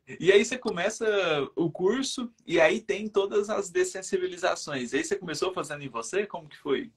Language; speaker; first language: Portuguese; native; Portuguese